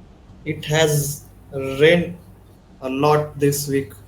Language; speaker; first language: English; non-native, learner; Hindi